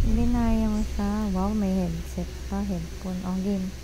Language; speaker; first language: Filipino; native; Filipino